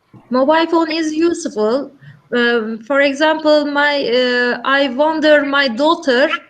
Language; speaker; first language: English; non-native, learner; Turkish